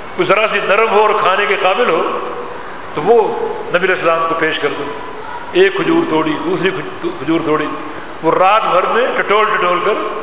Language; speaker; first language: Urdu; non-native, local second language; Punjabi